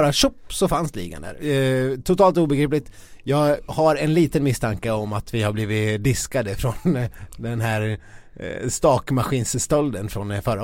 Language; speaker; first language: Swedish; native; Swedish